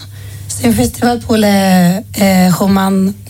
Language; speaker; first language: French; non-native, learner; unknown